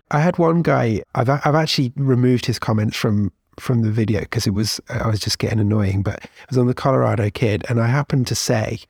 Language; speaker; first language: English; native; English